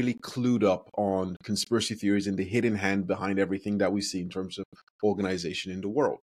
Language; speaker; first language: English; non-native, local second language; Yoruba